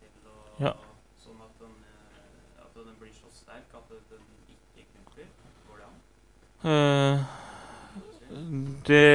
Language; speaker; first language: Norwegian; native; Norwegian